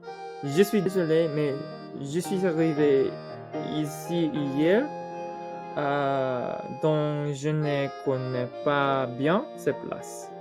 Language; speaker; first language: French; non-native, learner; English